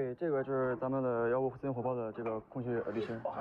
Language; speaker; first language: Chinese; native; Chinese